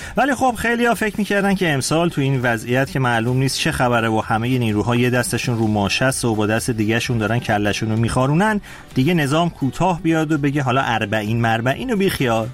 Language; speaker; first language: Persian; native; Persian